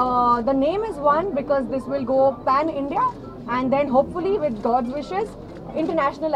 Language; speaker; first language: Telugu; non-native, learner; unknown